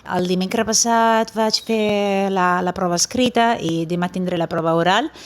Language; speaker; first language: Catalan; non-native, fluent; Italian